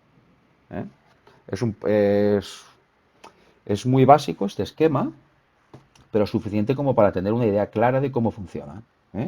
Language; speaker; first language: Spanish; native; Spanish